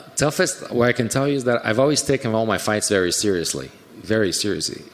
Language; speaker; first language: English; non-native, fluent; Portuguese